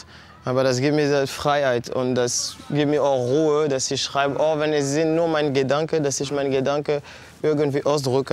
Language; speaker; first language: German; non-native, fluent; French